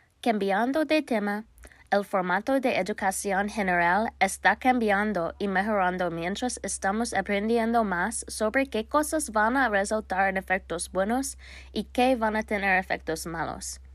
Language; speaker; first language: Spanish; non-native, learner; English